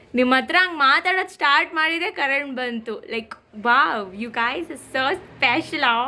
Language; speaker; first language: Kannada; non-native, local second language; Tamil